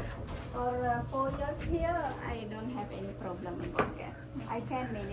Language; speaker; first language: English; non-native, learner; Indonesian